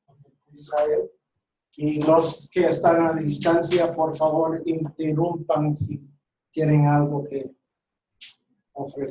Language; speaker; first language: Spanish; non-native, fluent; English